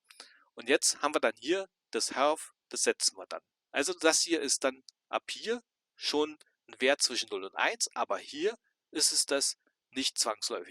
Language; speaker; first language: German; native; German